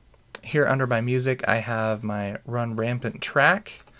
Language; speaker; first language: English; native; English